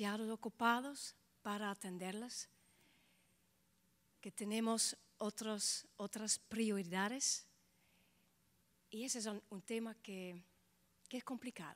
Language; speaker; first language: Spanish; non-native, fluent; Dutch